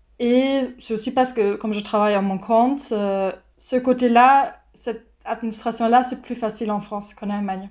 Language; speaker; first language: French; non-native, fluent; German